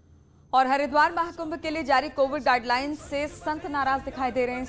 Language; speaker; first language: Hindi; native; Hindi